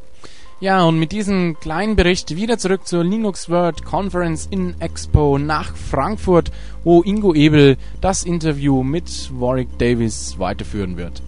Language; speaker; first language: German; native; German